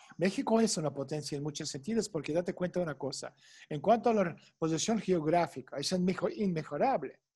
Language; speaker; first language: Spanish; non-native, fluent; Russian